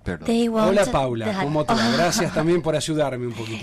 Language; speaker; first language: Spanish; native; Spanish